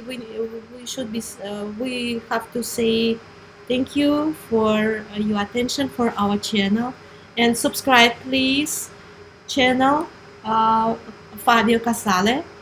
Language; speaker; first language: English; non-native, learner; Russian